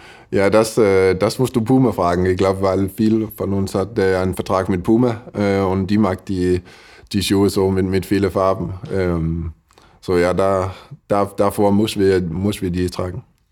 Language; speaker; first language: German; non-native, fluent; Danish